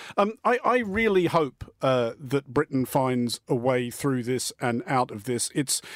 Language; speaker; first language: English; native; English